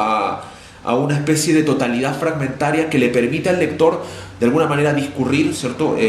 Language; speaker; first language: Spanish; native; Spanish